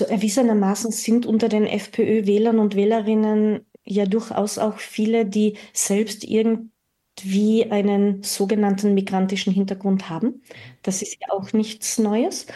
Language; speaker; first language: German; native; German